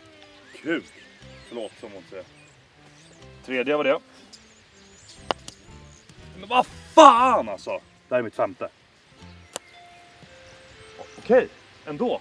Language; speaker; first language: Swedish; native; Swedish